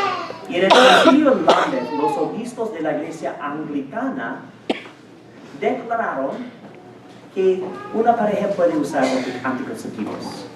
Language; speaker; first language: Spanish; non-native, fluent; English